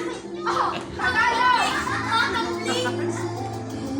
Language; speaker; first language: Filipino; non-native, local second language; Cebuano